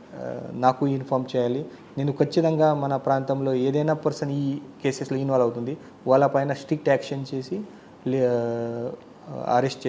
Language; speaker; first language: Telugu; non-native, learner; Marathi